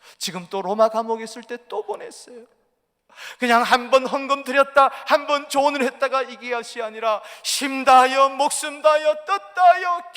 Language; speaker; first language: Korean; native; Korean